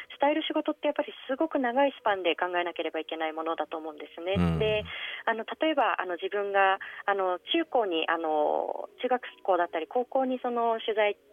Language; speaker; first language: Japanese; native; Japanese